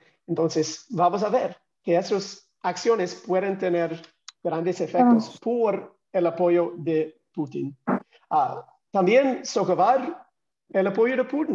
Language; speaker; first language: Spanish; non-native, fluent; English